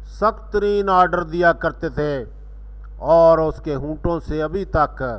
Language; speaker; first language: Urdu; non-native, local second language; Punjabi